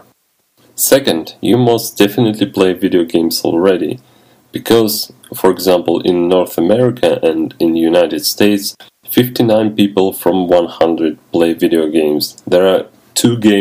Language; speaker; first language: English; non-native, fluent; Russian